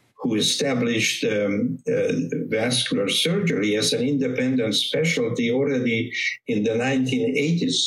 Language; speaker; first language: English; non-native, fluent; Hungarian